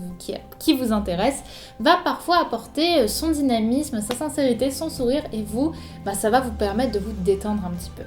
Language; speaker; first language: French; native; French